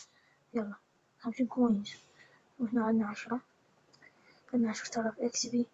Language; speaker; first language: Arabic; native; Arabic